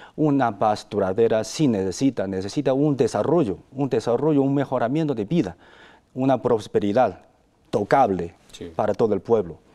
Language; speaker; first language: Spanish; non-native, fluent; Chinese